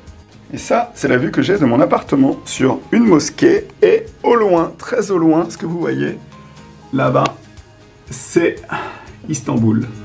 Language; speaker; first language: French; native; French